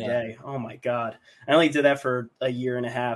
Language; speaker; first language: English; native; English